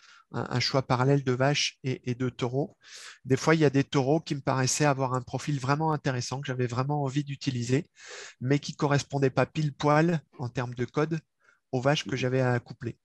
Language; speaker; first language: French; native; French